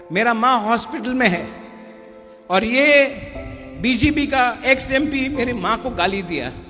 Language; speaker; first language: Hindi; non-native, local second language; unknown